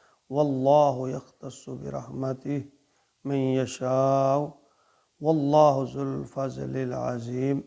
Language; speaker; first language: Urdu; native; Urdu